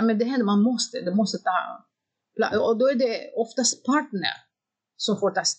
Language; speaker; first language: Swedish; non-native, fluent; Greek